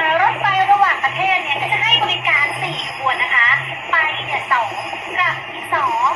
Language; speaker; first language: Thai; native; Thai